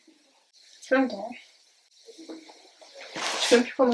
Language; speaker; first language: French; native; French